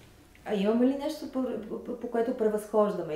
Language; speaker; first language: Bulgarian; native; Bulgarian